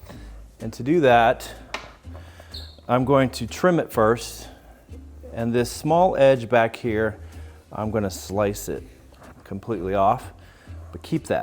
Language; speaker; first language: English; native; English